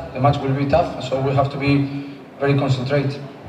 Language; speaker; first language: English; non-native, fluent; Spanish